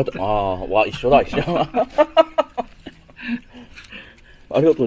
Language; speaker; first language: Japanese; native; Japanese